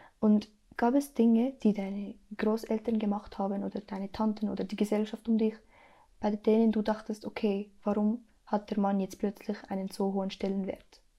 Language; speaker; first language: German; early bilingual, other home language; Arabic